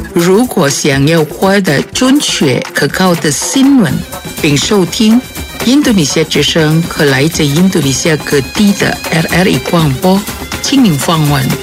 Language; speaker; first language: Chinese; early bilingual, heritage; Chinese